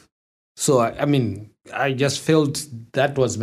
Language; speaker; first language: English; non-native, local second language; Shona